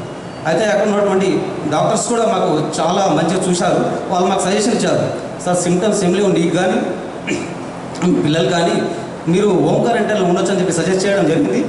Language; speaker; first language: Telugu; native; Telugu